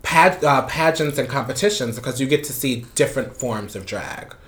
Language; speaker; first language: English; non-native, fluent; Spanish